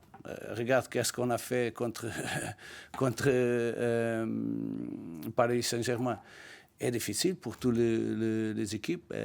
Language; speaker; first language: French; non-native, learner; Portuguese